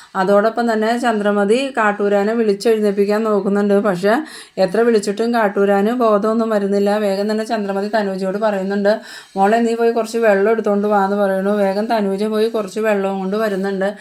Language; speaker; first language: Malayalam; native; Malayalam